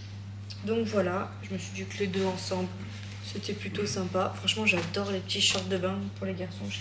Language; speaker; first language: French; native; French